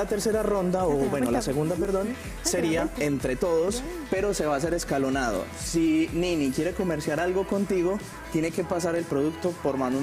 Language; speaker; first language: Spanish; native; Spanish